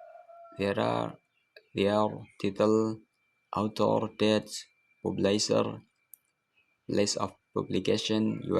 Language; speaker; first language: English; non-native, learner; Indonesian